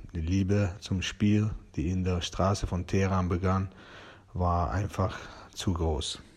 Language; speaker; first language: German; non-native, learner; Persian